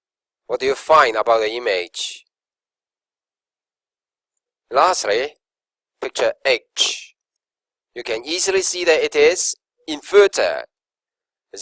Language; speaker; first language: English; non-native, local second language; Cantonese